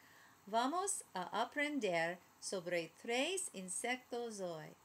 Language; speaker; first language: Spanish; non-native, learner; English